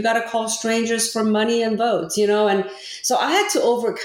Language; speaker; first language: English; early bilingual, other home language; Korean